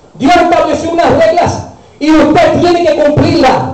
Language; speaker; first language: Spanish; early bilingual, heritage; Spanish